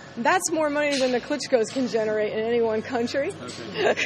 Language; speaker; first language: English; native; English